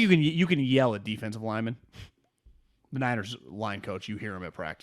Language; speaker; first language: English; native; English